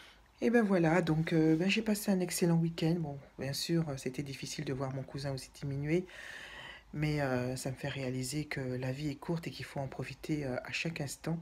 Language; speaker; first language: French; native; French